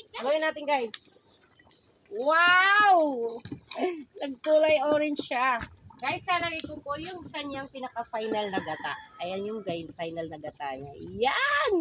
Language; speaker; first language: Filipino; non-native, local second language; Waray